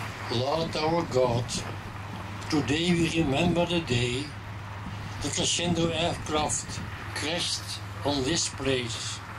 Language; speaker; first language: English; non-native, fluent; Dutch